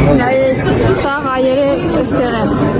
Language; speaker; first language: Armenian; early bilingual, heritage; Armenian